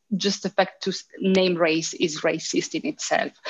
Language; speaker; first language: English; early bilingual, heritage; Italian